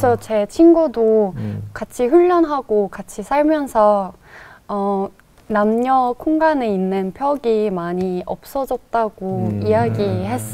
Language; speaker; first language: Korean; non-native, fluent; Norwegian